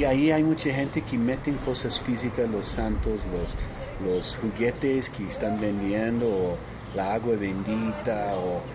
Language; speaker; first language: Spanish; non-native, fluent; Portuguese